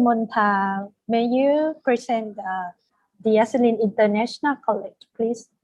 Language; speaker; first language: English; non-native, fluent; Thai